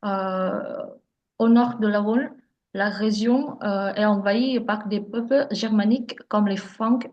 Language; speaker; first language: French; non-native, learner; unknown